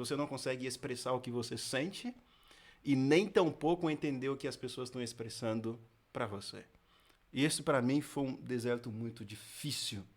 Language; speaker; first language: Portuguese; non-native, fluent; Haitian Creole